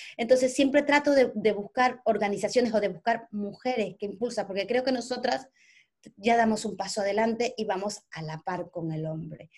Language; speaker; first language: Spanish; native; Spanish